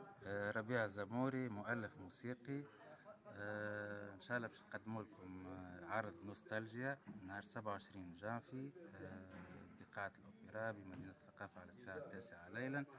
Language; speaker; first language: Arabic; native; Arabic